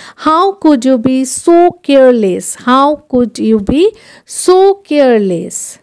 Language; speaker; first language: English; non-native, local second language; Bangla